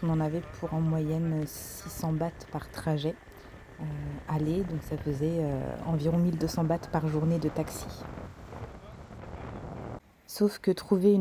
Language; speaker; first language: French; native; French